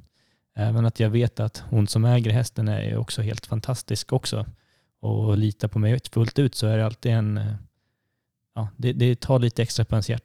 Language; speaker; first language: Swedish; native; Swedish